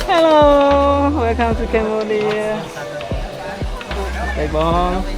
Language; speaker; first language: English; non-native, learner; Khmer